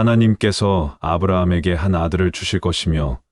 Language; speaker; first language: Korean; native; Korean